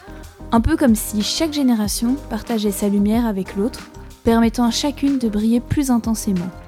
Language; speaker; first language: French; native; French